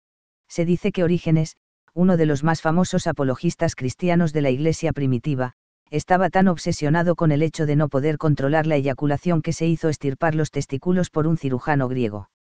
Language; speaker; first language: Spanish; native; Spanish